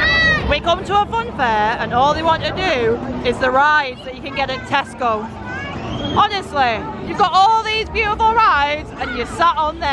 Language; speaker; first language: English; native; English